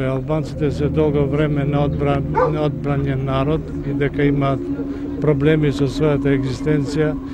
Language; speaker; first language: Macedonian; non-native, local second language; Albanian